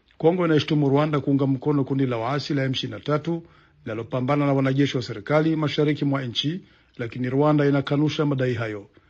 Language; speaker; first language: Swahili; non-native, local second language; Rundi